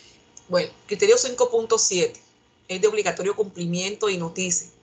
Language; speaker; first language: Spanish; native; Spanish